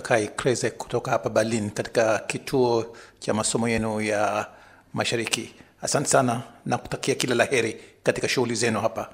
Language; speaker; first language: Swahili; native; Swahili